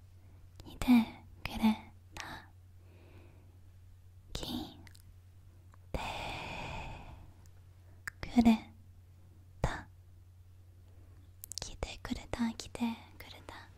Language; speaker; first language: Japanese; non-native, learner; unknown